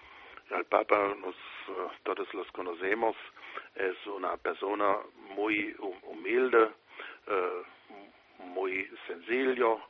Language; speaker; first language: Spanish; non-native, fluent; German